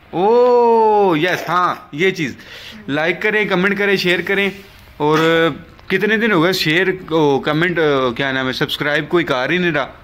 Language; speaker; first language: Urdu; non-native, local second language; Punjabi